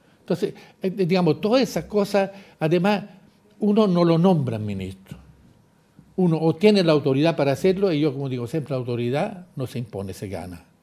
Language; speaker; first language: Spanish; native; Spanish